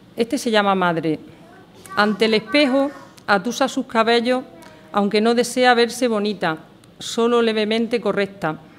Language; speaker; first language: Spanish; native; Spanish